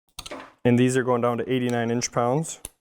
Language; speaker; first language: English; native; English